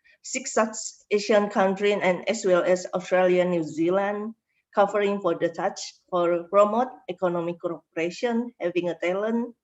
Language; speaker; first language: English; non-native, learner; Indonesian